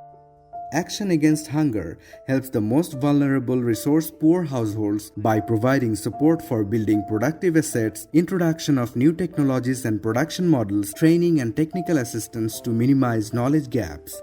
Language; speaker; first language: English; non-native, local second language; Bangla